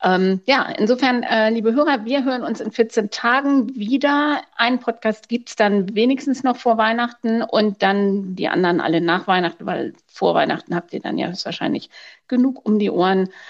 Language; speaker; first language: German; native; German